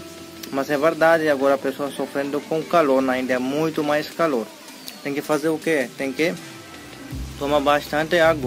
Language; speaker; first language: Portuguese; non-native, learner; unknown